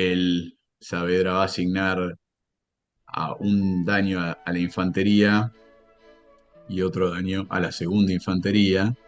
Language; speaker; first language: Spanish; native; Spanish